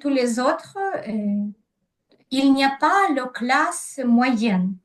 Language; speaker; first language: French; non-native, learner; Ukrainian